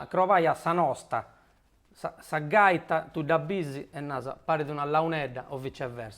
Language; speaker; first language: Italian; native; Italian